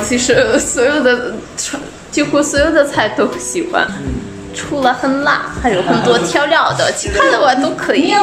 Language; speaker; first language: Chinese; non-native, fluent; Russian